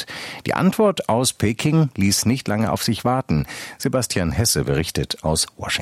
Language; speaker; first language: German; native; German